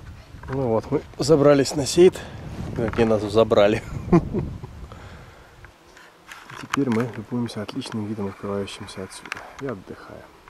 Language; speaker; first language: Russian; native; Russian